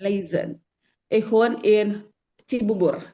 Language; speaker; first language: Dutch; non-native, learner; Indonesian